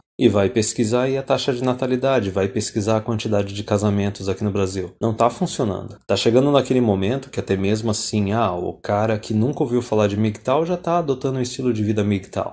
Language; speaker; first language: Portuguese; native; Portuguese